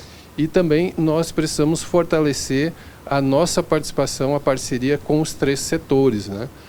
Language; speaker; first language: Portuguese; native; Portuguese